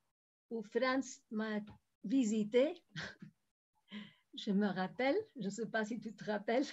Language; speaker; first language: French; non-native, fluent; Spanish